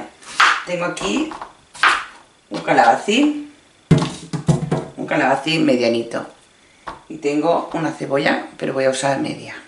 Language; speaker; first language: Spanish; native; Spanish